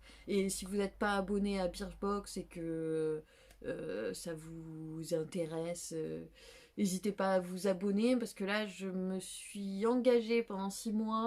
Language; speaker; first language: French; native; French